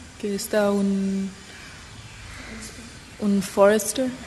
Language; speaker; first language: Spanish; non-native, learner; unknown